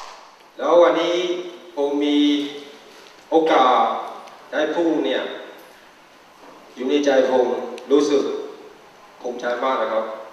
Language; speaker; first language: Thai; non-native, fluent; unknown